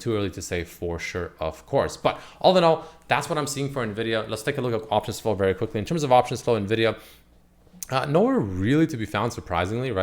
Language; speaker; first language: English; native; English